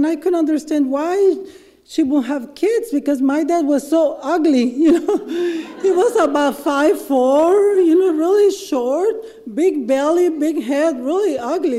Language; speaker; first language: English; non-native, fluent; Spanish